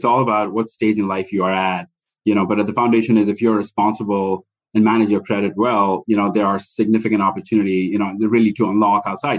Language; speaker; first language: English; non-native, local second language; Hindi